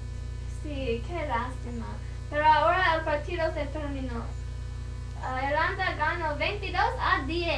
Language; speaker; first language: Spanish; non-native, learner; English